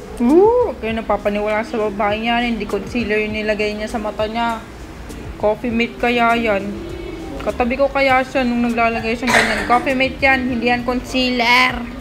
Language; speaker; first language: Filipino; native; Filipino